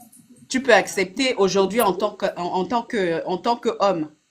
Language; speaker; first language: French; native; French